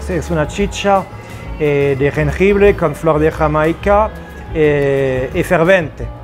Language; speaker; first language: Spanish; non-native, fluent; French